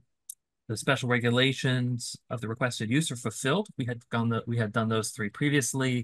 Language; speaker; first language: English; native; English